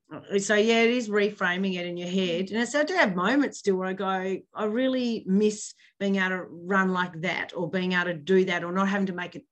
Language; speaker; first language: English; native; English